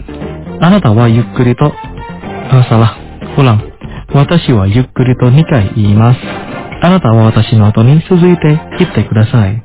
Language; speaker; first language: Japanese; non-native, fluent; Indonesian